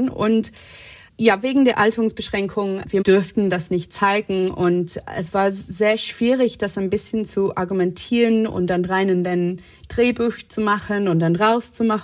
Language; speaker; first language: German; non-native, fluent; English